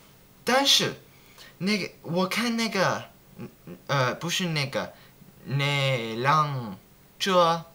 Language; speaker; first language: Chinese; non-native, learner; English